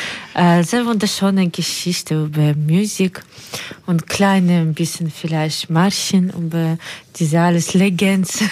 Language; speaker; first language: German; non-native, learner; Ukrainian